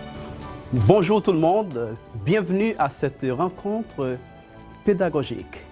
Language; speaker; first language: French; non-native, fluent; Spanish